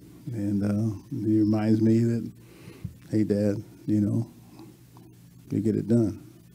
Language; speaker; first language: English; native; English